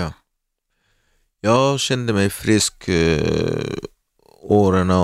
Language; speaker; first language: Swedish; non-native, learner; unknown